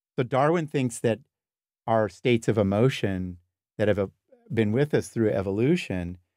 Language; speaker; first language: English; native; English